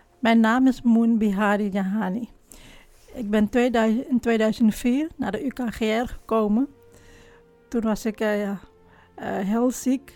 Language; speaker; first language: Dutch; non-native, learner; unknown